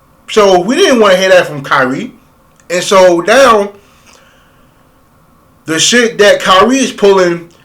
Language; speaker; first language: English; native; English